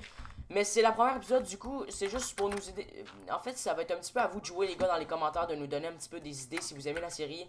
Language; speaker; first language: French; native; French